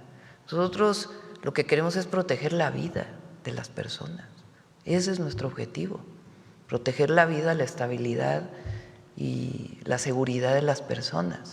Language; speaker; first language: Spanish; native; Spanish